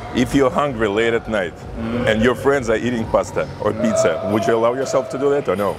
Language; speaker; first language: English; non-native, fluent; Russian